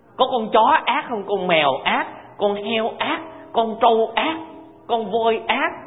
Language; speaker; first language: Vietnamese; native; Vietnamese